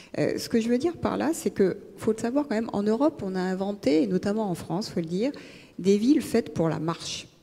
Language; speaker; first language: French; native; French